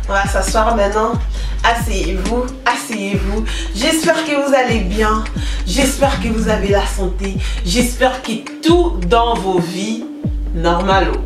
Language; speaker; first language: French; non-native, local second language; Lingala